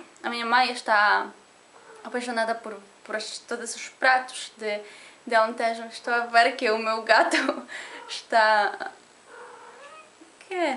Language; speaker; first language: Portuguese; non-native, learner; Polish